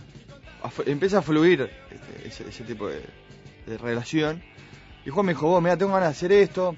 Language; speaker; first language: Spanish; native; Spanish